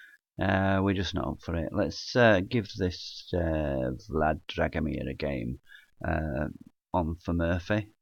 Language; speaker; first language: English; native; English